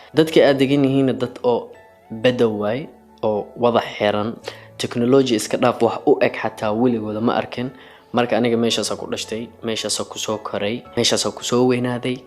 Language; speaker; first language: Somali; early bilingual, heritage; Somali